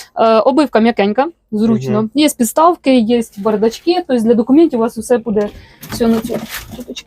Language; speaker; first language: Ukrainian; native; Ukrainian